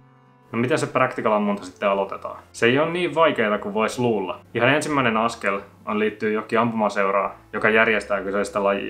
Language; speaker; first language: Finnish; native; Finnish